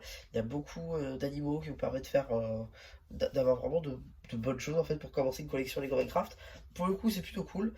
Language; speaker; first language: French; native; French